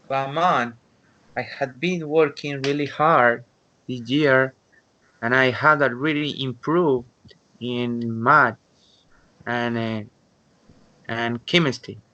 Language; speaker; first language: English; non-native, learner; Spanish